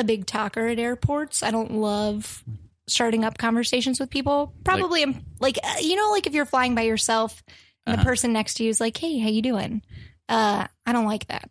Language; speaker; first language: English; native; English